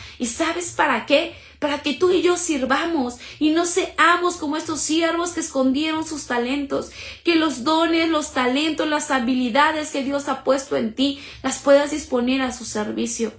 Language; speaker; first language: Spanish; native; Spanish